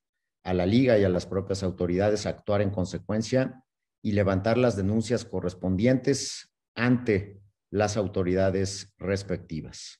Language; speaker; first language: Spanish; native; Spanish